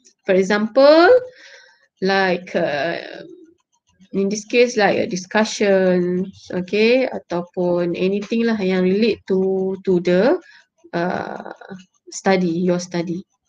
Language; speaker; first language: English; non-native, local second language; Malay